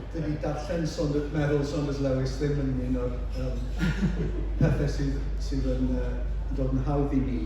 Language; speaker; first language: Welsh; native; Welsh